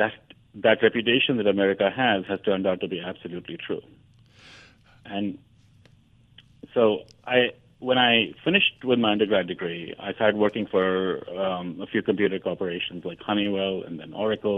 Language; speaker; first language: English; non-native, local second language; Hindi